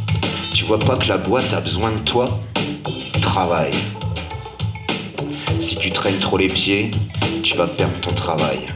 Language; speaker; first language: French; native; French